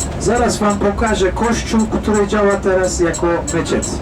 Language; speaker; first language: Polish; non-native, learner; Turkish